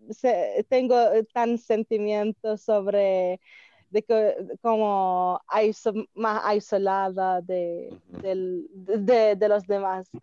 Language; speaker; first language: Spanish; non-native, learner; Arabic